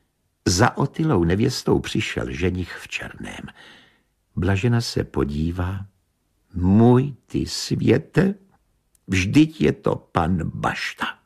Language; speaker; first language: Czech; native; Czech